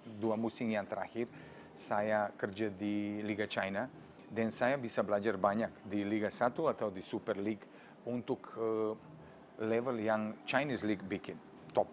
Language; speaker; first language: Indonesian; non-native, fluent; Serbian